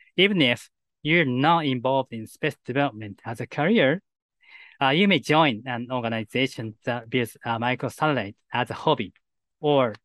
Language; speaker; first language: English; non-native, fluent; Japanese